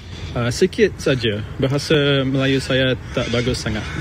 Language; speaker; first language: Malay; early bilingual, heritage; English